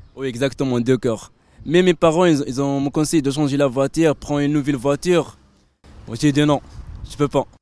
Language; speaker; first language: French; non-native, local second language; Arabic